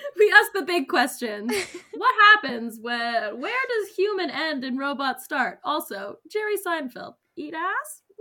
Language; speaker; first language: English; native; English